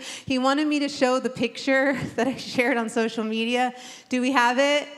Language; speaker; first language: English; native; English